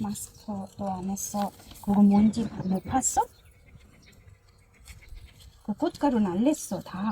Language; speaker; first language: Korean; non-native, learner; Bangla